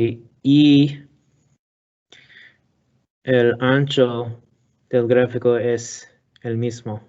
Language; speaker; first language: Spanish; non-native, learner; English